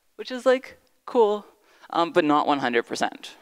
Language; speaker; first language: English; native; English